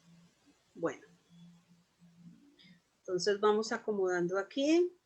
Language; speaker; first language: Spanish; native; Spanish